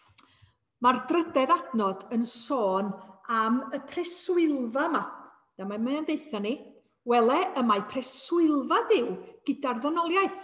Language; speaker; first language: Welsh; native; Welsh